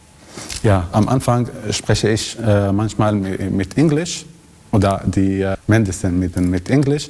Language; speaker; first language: German; non-native, learner; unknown